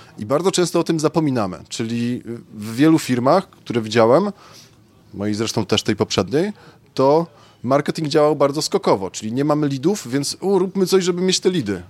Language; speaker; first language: Polish; native; Polish